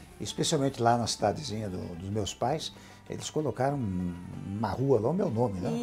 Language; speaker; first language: Portuguese; early bilingual, other home language; Arabic